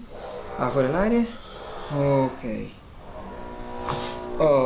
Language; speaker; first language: Spanish; non-native, fluent; Italian